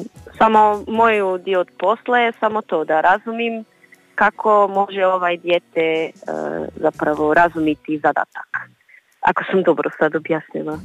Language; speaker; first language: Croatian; non-native, learner; Portuguese